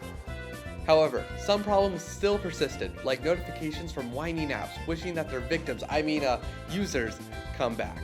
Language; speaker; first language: English; native; English